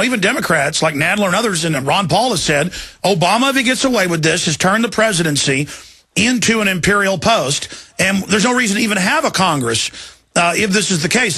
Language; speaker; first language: English; native; English